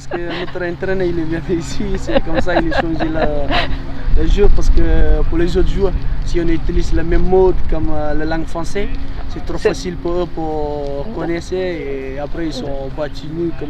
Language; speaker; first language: French; non-native, learner; Fijian